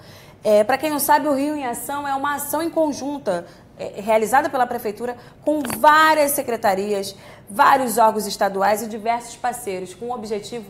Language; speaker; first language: Portuguese; native; Portuguese